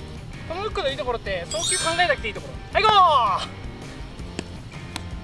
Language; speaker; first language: Japanese; native; Japanese